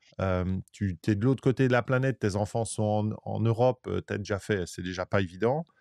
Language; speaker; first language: French; native; French